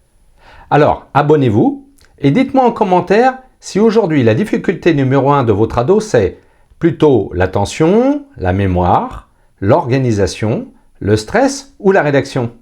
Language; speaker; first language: French; native; French